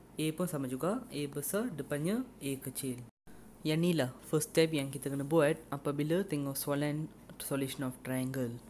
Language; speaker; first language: Malay; non-native, local second language; Tamil